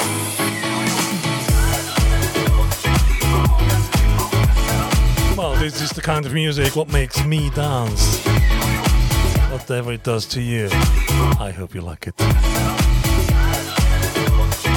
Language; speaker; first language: English; non-native, fluent; Swiss German